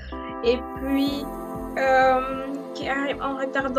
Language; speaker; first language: French; non-native, fluent; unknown